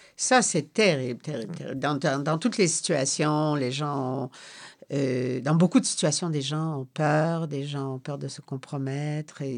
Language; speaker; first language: French; non-native, fluent; Polish